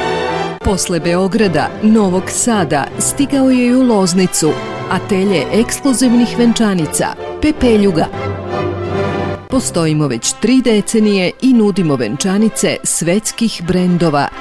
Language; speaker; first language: Serbian; native; Serbian